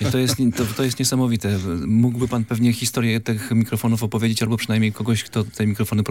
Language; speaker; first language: Polish; native; Polish